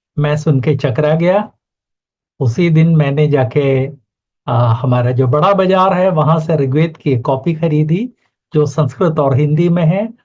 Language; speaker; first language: Hindi; native; Hindi